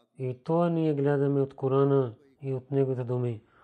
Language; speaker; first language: Bulgarian; non-native, learner; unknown